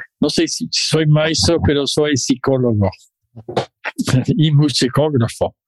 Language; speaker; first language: Spanish; non-native, fluent; English